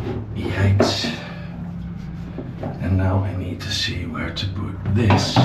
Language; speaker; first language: English; non-native, fluent; Dutch